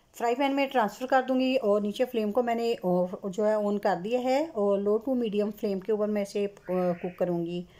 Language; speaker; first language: Urdu; native; Urdu